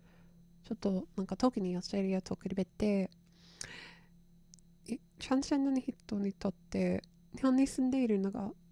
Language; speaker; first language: Japanese; non-native, learner; English